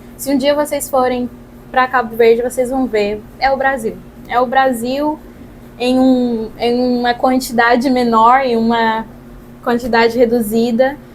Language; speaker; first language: Portuguese; non-native, local second language; Kabuverdianu